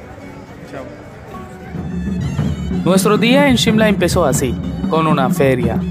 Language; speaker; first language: Spanish; non-native, learner; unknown